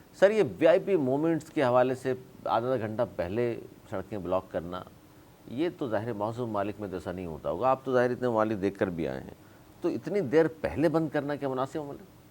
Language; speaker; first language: Urdu; native; Urdu